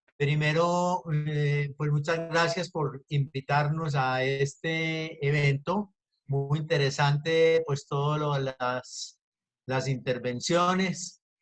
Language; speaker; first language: Spanish; native; Spanish